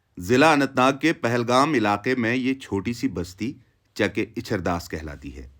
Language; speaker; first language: Urdu; non-native, local second language; Kashmiri